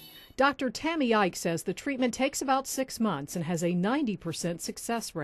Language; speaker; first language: English; native; English